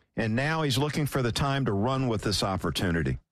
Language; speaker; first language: English; native; English